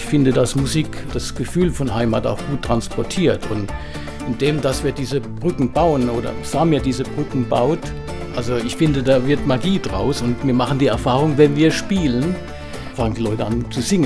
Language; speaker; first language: German; native; German